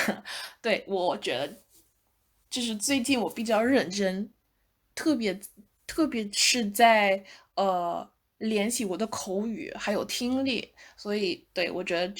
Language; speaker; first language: Chinese; non-native, fluent; English